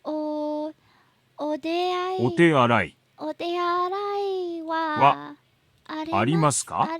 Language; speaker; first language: Japanese; non-native, learner; English